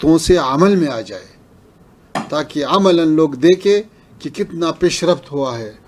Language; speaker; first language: Hindi; non-native, fluent; Pashto